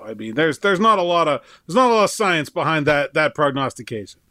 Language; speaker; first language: English; native; English